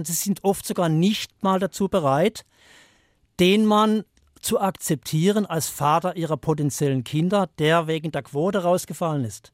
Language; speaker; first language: German; native; German